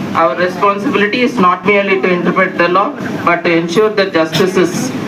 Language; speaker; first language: English; non-native, local second language; Tamil